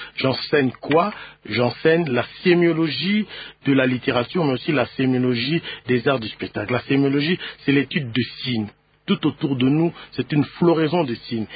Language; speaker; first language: French; non-native, local second language; Lingala